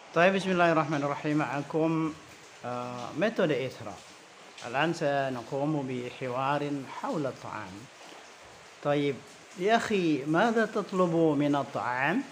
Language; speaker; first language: Arabic; non-native, fluent; Indonesian